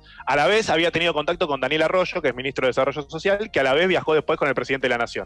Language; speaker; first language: Spanish; native; Spanish